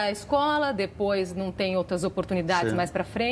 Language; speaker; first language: Portuguese; native; Portuguese